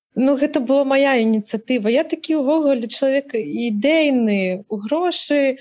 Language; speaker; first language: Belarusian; native; Belarusian